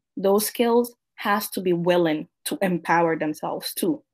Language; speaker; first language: English; non-native, local second language; Akan